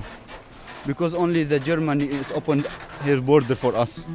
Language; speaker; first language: English; non-native, learner; Arabic